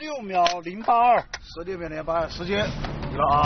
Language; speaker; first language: Chinese; native; Chinese